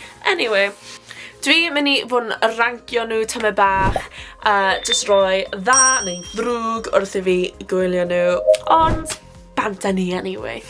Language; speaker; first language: Welsh; non-native, local second language; English